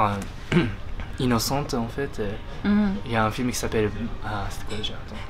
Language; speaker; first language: French; non-native, fluent; Japanese